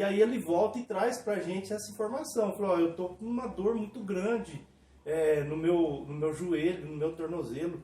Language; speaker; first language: Portuguese; native; Portuguese